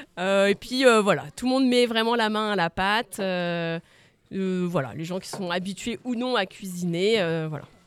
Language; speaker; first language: French; native; French